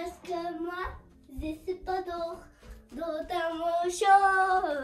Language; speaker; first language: French; early bilingual, heritage; French